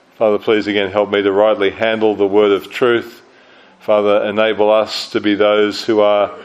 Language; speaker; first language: English; native; English